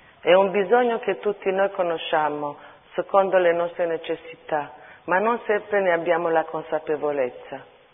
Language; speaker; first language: Italian; early bilingual, other home language; Armenian